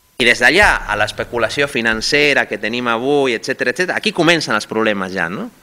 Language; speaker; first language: Catalan; non-native, fluent; Spanish